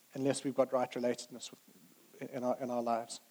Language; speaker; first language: English; native; English